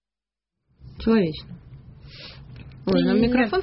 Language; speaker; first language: Russian; native; Russian